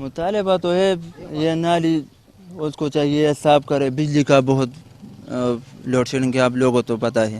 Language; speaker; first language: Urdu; non-native, local second language; Pashto